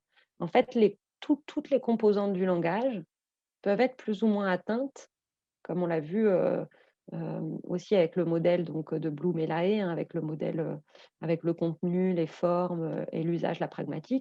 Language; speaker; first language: French; native; French